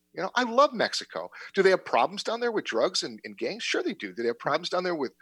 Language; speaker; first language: English; native; English